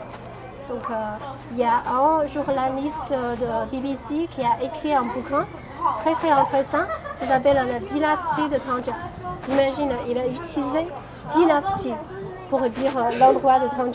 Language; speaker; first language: French; non-native, fluent; Chinese